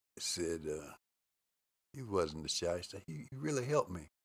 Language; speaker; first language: English; native; English